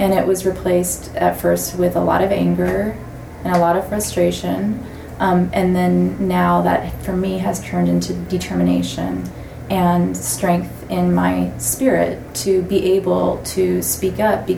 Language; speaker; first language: English; native; English